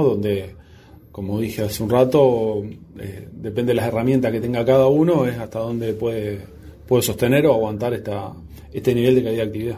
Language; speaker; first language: Spanish; native; Spanish